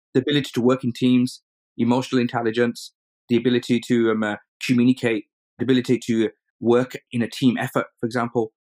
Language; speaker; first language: English; early bilingual, other home language; Urdu